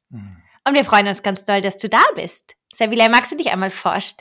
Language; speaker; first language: German; native; German